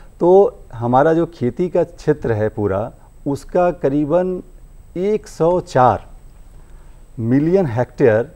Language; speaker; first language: Hindi; native; Hindi